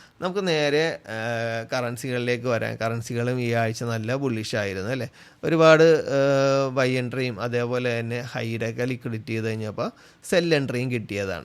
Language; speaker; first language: Malayalam; native; Malayalam